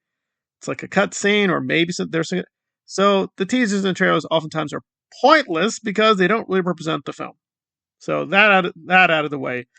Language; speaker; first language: English; native; English